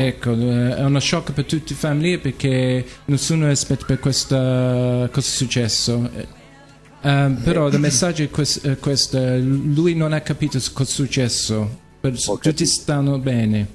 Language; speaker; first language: Italian; non-native, learner; English